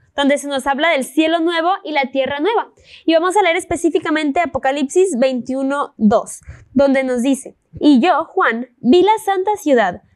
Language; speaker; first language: Spanish; native; Spanish